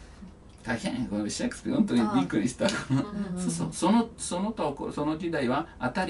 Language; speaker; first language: Japanese; non-native, learner; Italian